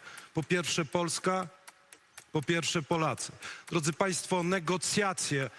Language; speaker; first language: Polish; native; Polish